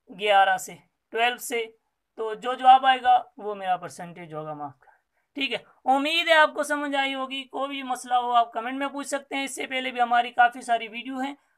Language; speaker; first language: Urdu; non-native, local second language; Sindhi